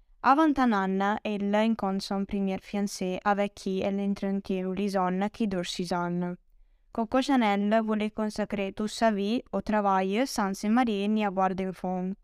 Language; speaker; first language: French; non-native, learner; Italian